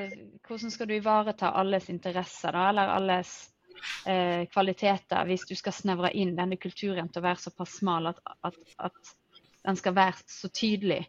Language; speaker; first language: Norwegian; native; Norwegian